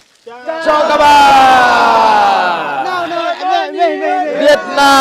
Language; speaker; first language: Vietnamese; non-native, learner; Portuguese